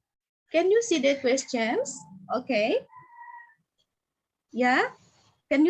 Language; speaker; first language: English; non-native, learner; Indonesian